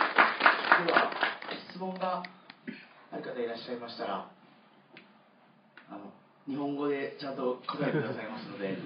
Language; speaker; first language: Japanese; native; Japanese